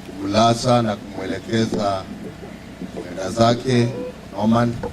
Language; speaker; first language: Swahili; non-native, local second language; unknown